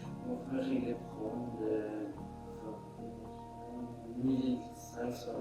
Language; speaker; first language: French; non-native, learner; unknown